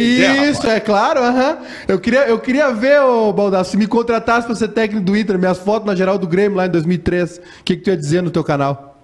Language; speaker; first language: Portuguese; native; Portuguese